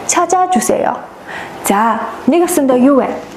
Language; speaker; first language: Korean; non-native, fluent; Mongolian